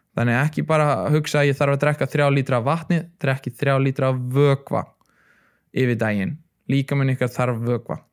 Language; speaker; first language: Icelandic; early bilingual, other home language; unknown